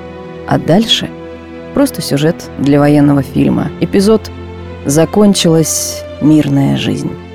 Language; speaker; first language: Russian; native; Russian